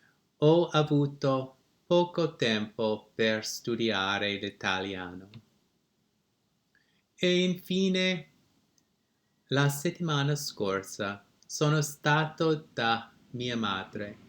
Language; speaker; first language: Italian; non-native, learner; English